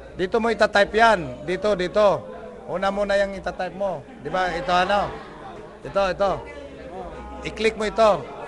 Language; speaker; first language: Filipino; native; Filipino